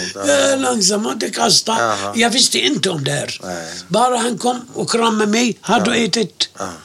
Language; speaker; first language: Swedish; non-native, fluent; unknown